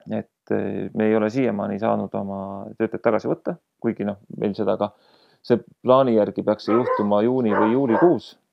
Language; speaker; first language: Estonian; native; Estonian